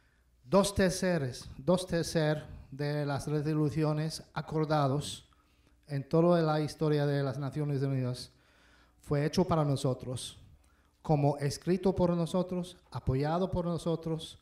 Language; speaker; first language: Spanish; non-native, fluent; English